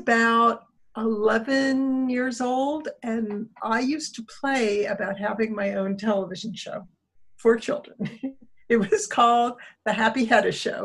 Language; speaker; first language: English; native; English